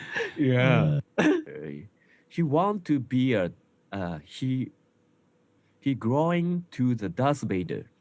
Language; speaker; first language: English; non-native, learner; Japanese